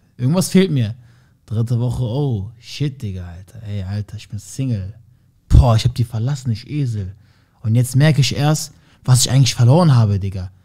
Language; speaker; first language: German; early bilingual, other home language; Turkish